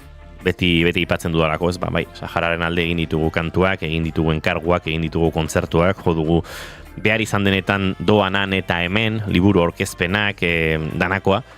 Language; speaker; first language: Basque; native; Basque